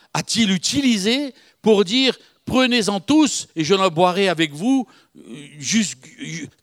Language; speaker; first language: French; native; French